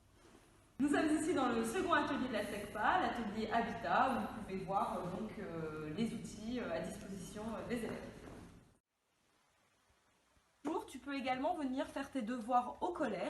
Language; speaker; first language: French; native; French